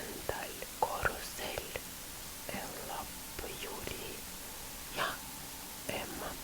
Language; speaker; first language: Estonian; non-native, learner; Russian